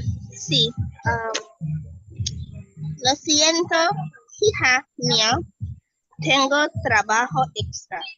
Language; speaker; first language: Spanish; non-native, learner; English